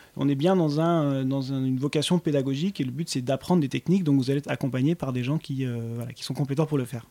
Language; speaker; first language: French; native; French